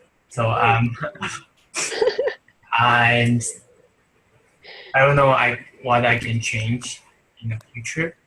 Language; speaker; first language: English; non-native, learner; Chinese